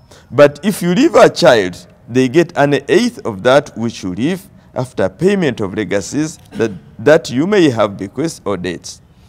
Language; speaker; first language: English; non-native, local second language; Ganda